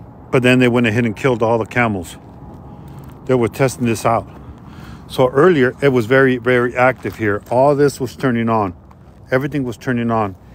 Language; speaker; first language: English; native; English